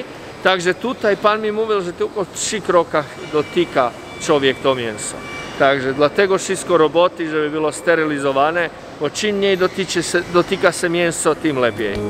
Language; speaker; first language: Polish; non-native, fluent; Croatian